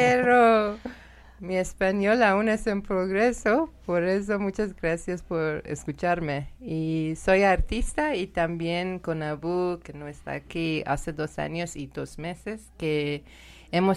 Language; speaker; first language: Spanish; non-native, learner; Persian